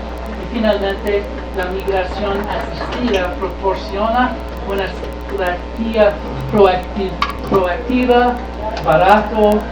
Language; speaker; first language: Spanish; non-native, learner; English